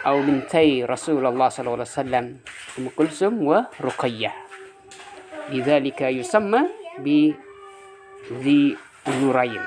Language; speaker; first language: Arabic; non-native, fluent; Indonesian